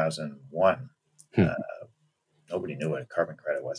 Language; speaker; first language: English; native; English